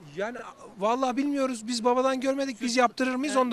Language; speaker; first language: Turkish; native; Turkish